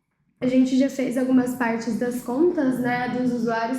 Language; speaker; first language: Portuguese; native; Portuguese